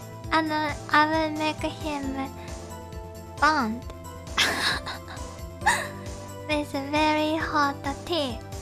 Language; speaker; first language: English; non-native, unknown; Japanese